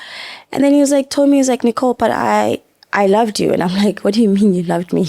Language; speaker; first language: English; non-native, local second language; Zulu